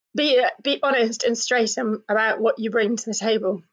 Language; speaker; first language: English; native; English